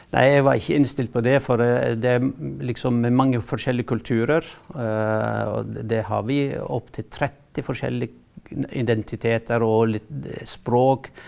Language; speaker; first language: Norwegian; non-native, fluent; Arabic